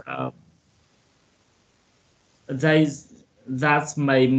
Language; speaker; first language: English; non-native, learner; Vietnamese